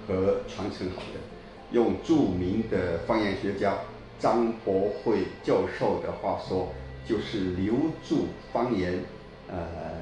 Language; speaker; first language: Chinese; native; Chinese